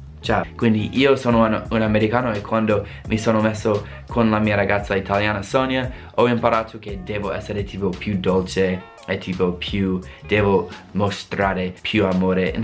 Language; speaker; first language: Italian; non-native, fluent; English